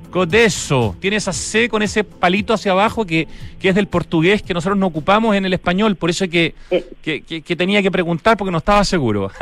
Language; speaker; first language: Spanish; native; Spanish